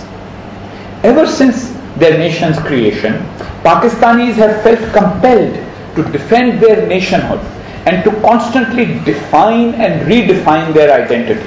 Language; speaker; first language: English; non-native, local second language; Urdu